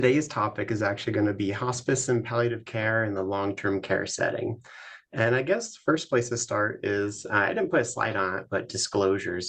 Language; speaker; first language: English; native; English